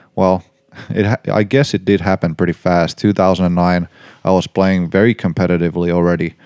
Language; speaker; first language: English; non-native, fluent; Finnish